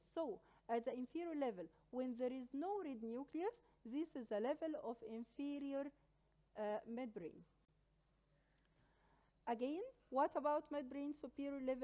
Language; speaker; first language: English; non-native, local second language; Arabic